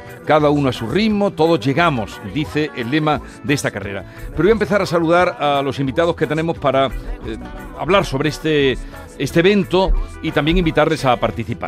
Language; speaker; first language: Spanish; native; Spanish